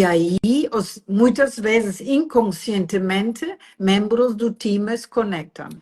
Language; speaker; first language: Portuguese; non-native, fluent; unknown